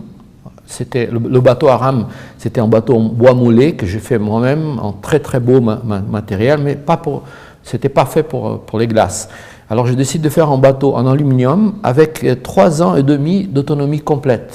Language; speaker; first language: French; non-native, fluent; Portuguese